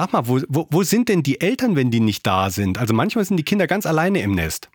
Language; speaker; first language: German; native; German